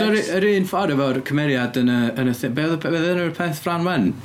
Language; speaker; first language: Welsh; native; Welsh